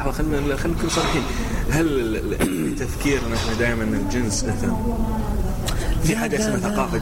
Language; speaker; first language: Arabic; native; Arabic